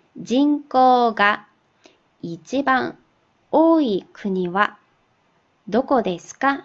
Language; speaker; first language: Japanese; non-native, fluent; Korean